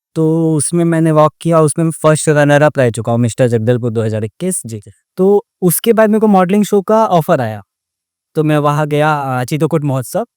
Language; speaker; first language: Hindi; non-native, local second language; Odia